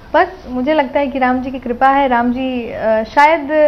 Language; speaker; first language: Hindi; native; Hindi